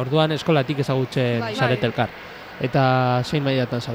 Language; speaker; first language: Basque; native; Basque